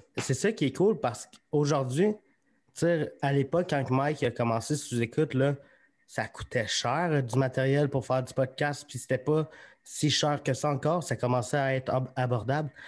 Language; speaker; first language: French; native; French